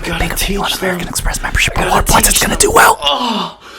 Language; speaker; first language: English; native; English